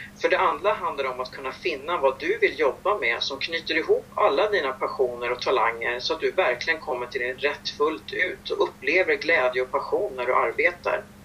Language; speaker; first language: Swedish; native; Swedish